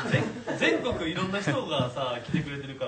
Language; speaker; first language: Japanese; native; Japanese